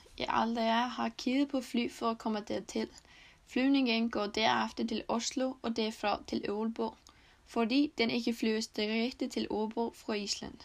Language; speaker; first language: Danish; non-native, learner; Icelandic